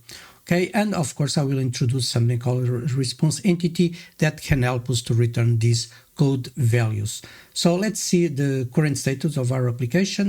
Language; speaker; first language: English; non-native, fluent; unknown